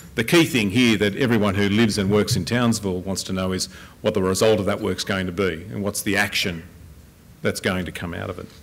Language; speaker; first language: English; native; English